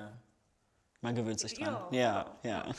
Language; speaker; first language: German; native; German